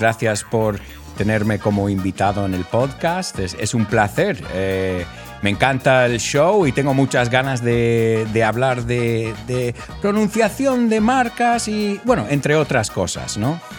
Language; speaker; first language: Spanish; non-native, fluent; English